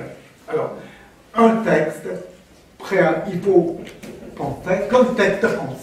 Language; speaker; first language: French; non-native, fluent; Armenian